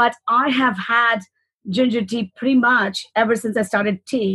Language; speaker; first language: English; non-native, local second language; Hindi